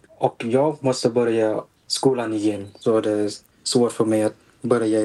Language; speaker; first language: Swedish; non-native, learner; Thai